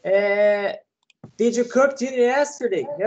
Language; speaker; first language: English; non-native, learner; Portuguese